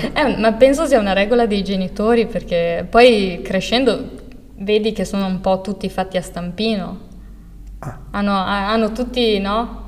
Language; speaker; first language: Italian; early bilingual, other home language; Albanian